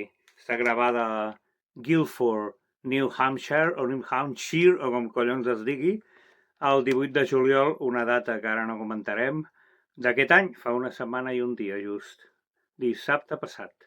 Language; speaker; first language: Catalan; native; Catalan